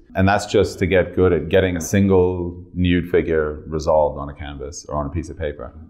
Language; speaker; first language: English; native; English